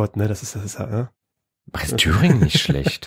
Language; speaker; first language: German; native; German